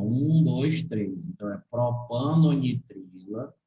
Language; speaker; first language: Portuguese; native; Portuguese